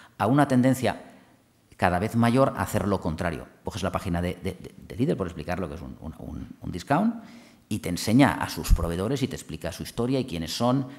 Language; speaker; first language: Spanish; non-native, local second language; Catalan